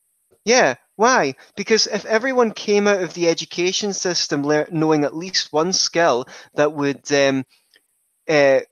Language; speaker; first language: English; native; English